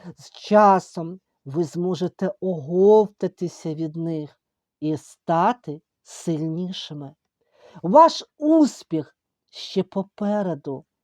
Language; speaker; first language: Ukrainian; native; Ukrainian